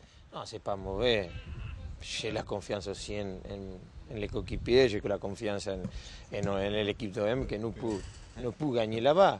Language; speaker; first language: French; non-native, learner; Spanish